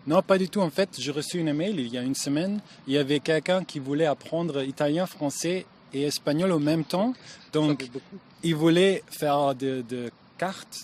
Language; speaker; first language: French; non-native, learner; German